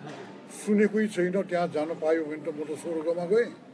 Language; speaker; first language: Nepali; non-native, local second language; Newari